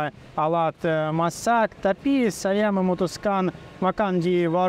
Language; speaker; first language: Indonesian; non-native, learner; Russian